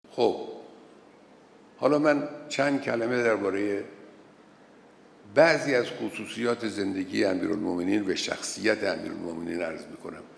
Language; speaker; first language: Persian; native; Persian